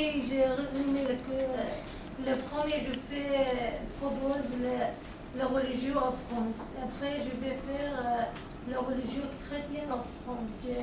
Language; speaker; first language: French; non-native, learner; Arabic